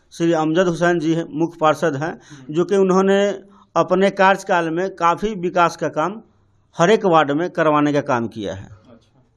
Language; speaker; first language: Hindi; native; Hindi